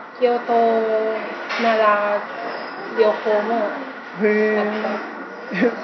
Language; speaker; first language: Japanese; non-native, learner; Thai